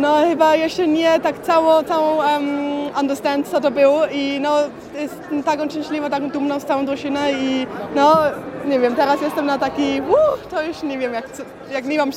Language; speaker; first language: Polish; early bilingual, heritage; German